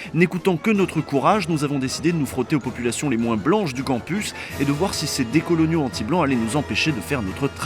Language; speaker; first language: French; native; French